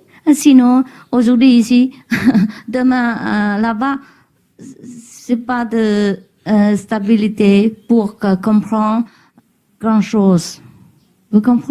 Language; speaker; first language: French; non-native, learner; Vietnamese